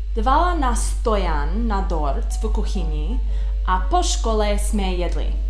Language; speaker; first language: Czech; non-native, learner; English